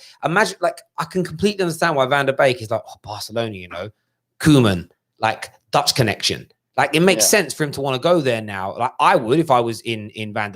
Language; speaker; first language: English; native; English